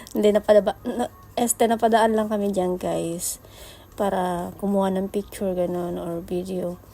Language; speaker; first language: Filipino; native; Filipino